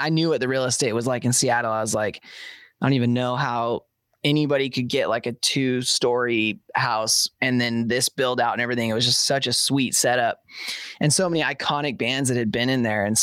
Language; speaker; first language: English; native; English